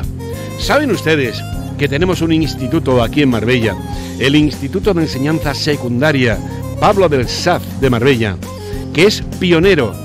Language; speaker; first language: Spanish; native; Spanish